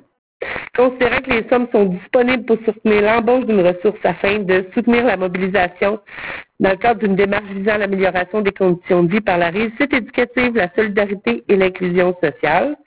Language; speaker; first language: French; native; French